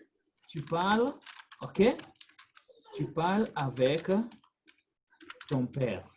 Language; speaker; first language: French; non-native, fluent; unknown